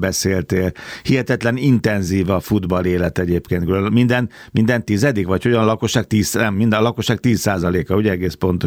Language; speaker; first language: Hungarian; native; Hungarian